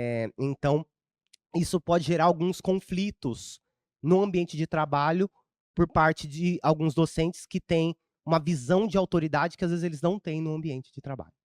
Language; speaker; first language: Portuguese; native; Portuguese